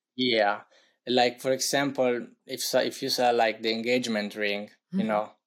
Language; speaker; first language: English; non-native, fluent; Italian